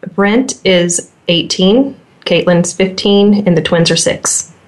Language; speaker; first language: English; native; English